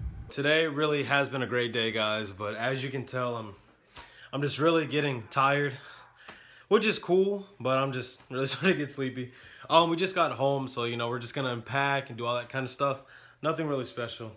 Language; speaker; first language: English; native; English